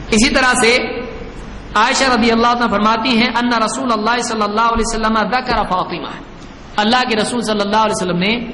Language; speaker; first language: Urdu; native; Urdu